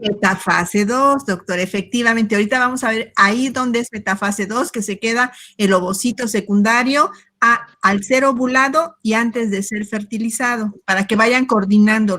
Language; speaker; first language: Spanish; native; Spanish